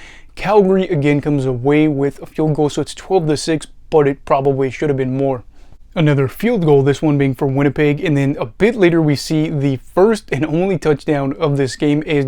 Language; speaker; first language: English; native; English